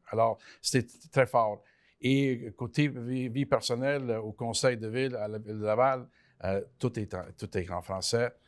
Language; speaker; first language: French; early bilingual, other home language; Italian